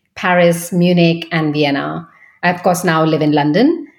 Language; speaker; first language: English; non-native, local second language; Bangla